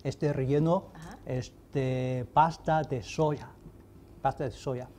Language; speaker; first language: Spanish; non-native, fluent; Chinese